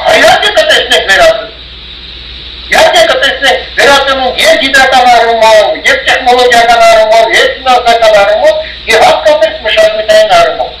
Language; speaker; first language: Armenian; early bilingual, heritage; Armenian